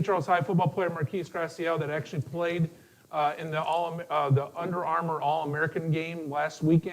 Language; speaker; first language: English; native; English